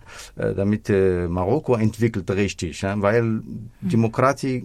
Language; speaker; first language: German; non-native, fluent; Arabic